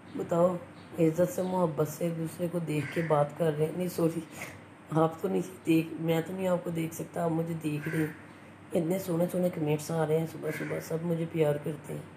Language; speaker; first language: Urdu; non-native, local second language; Punjabi